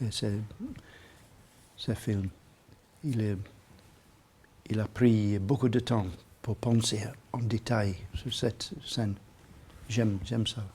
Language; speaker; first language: French; non-native, learner; English